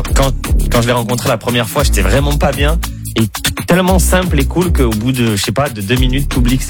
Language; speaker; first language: French; early bilingual, other home language; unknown